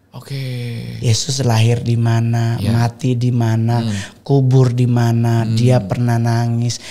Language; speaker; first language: Indonesian; native; Indonesian